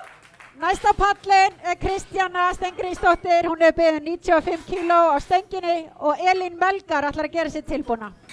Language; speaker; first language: Icelandic; native; Icelandic